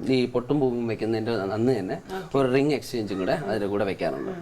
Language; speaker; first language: Malayalam; native; Malayalam